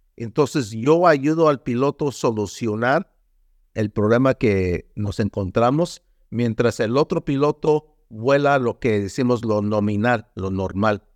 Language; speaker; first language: Spanish; early bilingual, heritage; Spanish